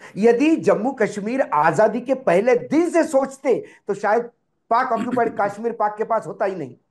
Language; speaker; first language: Hindi; non-native, local second language; Marathi